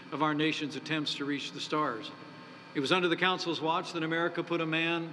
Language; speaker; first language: English; native; English